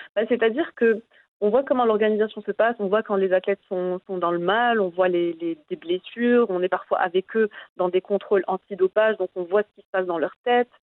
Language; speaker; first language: French; non-native, local second language; Arabic